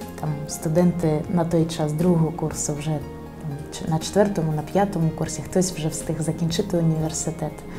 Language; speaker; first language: Ukrainian; native; Ukrainian